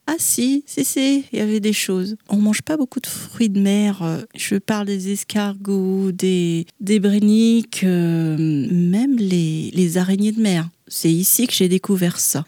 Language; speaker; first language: French; non-native, local second language; Malagasy